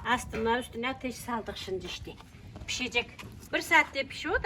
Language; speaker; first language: Turkish; native; Turkish